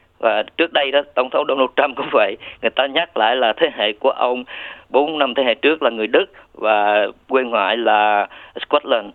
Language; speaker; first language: Vietnamese; native; Vietnamese